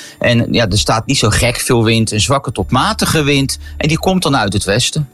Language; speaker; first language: Dutch; native; Dutch